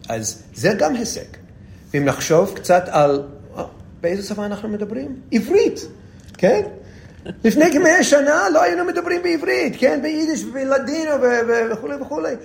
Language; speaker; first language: Hebrew; non-native, fluent; English